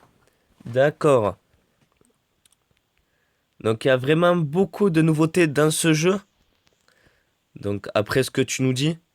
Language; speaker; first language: French; native; French